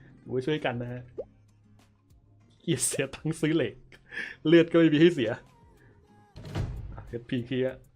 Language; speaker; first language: Thai; native; Thai